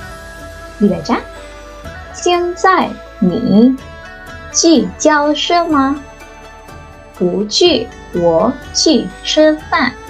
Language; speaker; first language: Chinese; non-native, fluent; Indonesian